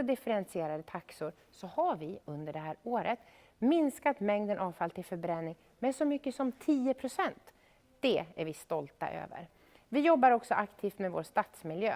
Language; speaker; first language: Swedish; native; Swedish